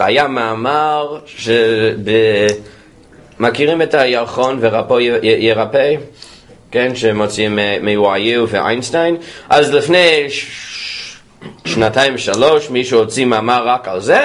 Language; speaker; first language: Hebrew; non-native, fluent; English